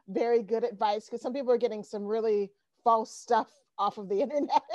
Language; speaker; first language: English; native; English